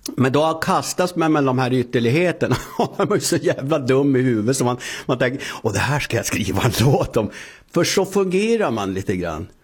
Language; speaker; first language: Swedish; native; Swedish